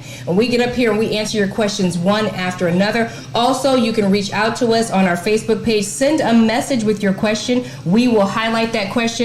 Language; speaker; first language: English; native; English